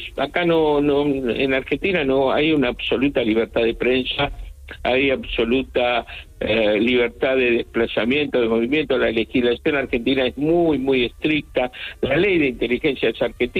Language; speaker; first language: Spanish; native; Spanish